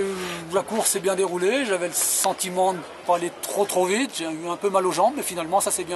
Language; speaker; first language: French; native; French